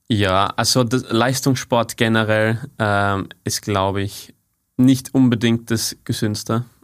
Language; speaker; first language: German; non-native, fluent; English